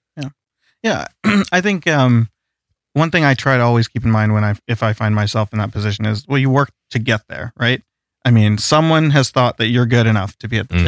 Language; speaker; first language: English; early bilingual, other home language; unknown